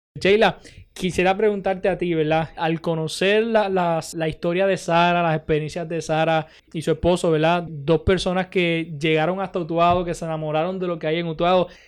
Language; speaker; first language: Spanish; native; Spanish